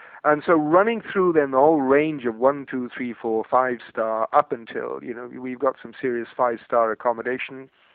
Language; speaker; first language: English; non-native, local second language; Welsh